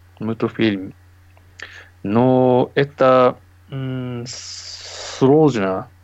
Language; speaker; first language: Russian; non-native, learner; Japanese